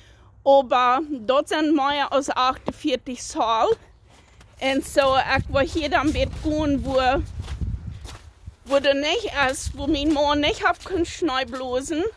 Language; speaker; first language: German; early bilingual, heritage; German